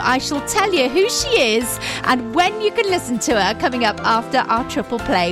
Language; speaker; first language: English; native; English